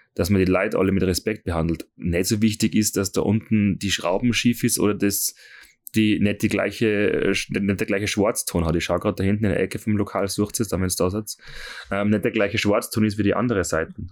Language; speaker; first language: German; native; German